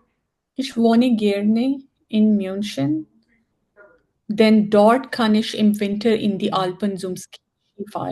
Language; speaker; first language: German; non-native, learner; Hindi